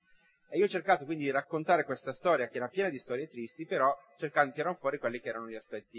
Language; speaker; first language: Italian; native; Italian